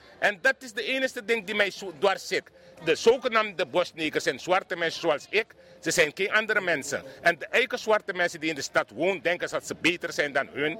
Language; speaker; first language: Dutch; non-native, local second language; Sranan Tongo